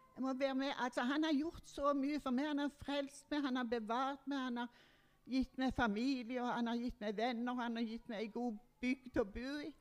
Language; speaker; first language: Norwegian; native; Norwegian